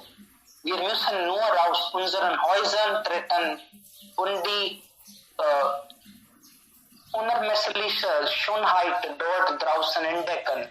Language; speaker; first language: German; non-native, learner; Hindi